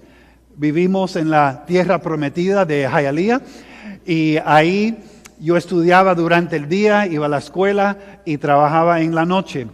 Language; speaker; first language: Spanish; early bilingual, heritage; Spanish